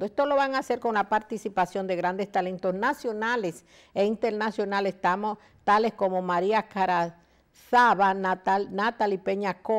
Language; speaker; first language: Spanish; native; Spanish